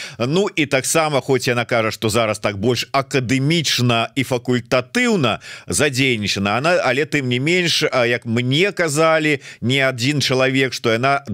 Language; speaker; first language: Belarusian; non-native, local second language; Russian